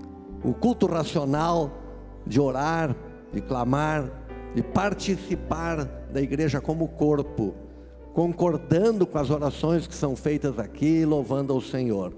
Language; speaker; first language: Portuguese; native; Portuguese